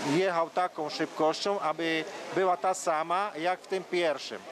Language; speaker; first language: Polish; non-native, learner; Slovak